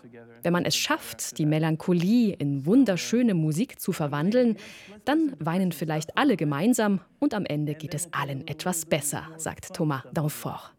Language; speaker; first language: German; native; German